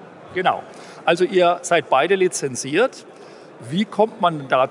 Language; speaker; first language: German; native; German